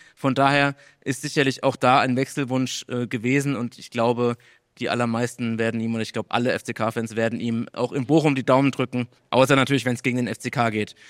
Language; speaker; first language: German; native; German